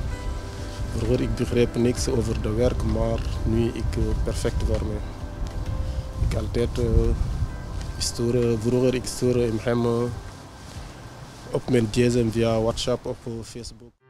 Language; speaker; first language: Dutch; non-native, learner; Wolof